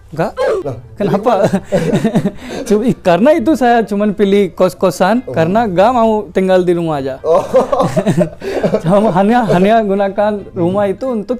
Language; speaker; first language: Indonesian; non-native, learner; Hindi